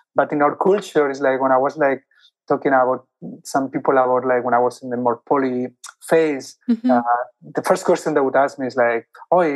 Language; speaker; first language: English; non-native, fluent; Spanish